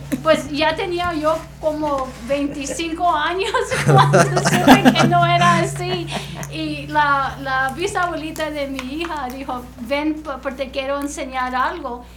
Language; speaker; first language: Spanish; early bilingual, other home language; English